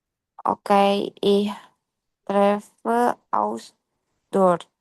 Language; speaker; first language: German; non-native, learner; Indonesian